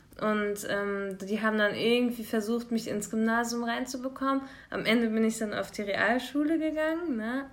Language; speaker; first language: German; early bilingual, other home language; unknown